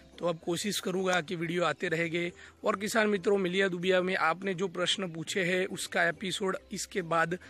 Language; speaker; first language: Hindi; non-native, local second language; Gujarati